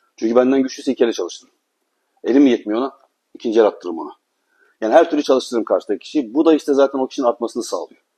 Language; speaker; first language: Turkish; native; Turkish